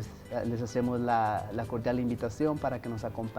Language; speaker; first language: Spanish; native; Spanish